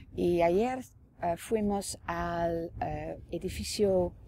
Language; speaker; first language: Spanish; non-native, learner; Dutch